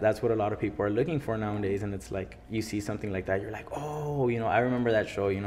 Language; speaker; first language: English; early bilingual, other home language; Spanish